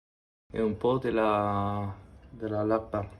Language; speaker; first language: French; non-native, learner; Spanish